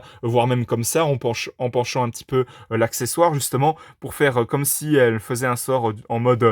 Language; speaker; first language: French; native; French